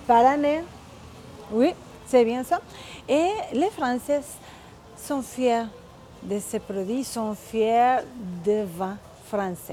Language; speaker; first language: French; non-native, fluent; Spanish